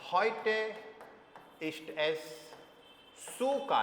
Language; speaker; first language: German; non-native, fluent; Hindi